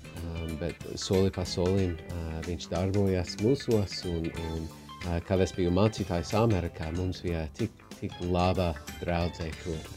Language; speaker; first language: Latvian; non-native, fluent; English